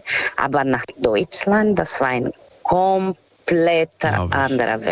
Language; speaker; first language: German; non-native, fluent; Portuguese